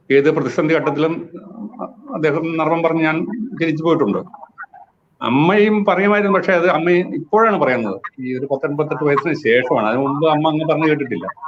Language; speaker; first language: Malayalam; native; Malayalam